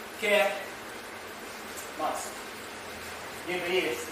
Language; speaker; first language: Spanish; non-native, learner; Japanese